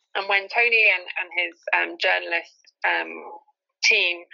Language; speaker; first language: English; native; English